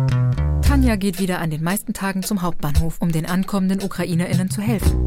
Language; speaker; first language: German; native; German